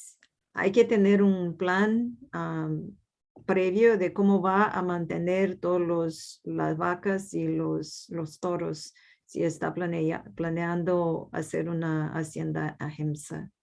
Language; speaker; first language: Spanish; non-native, fluent; Portuguese